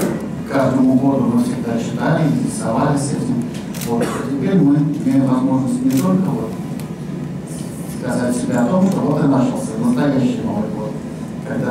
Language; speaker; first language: Russian; native; Russian